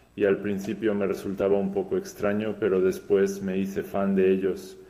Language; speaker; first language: Spanish; non-native, fluent; Serbian